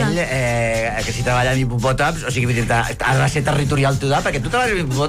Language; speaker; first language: Catalan; native; Catalan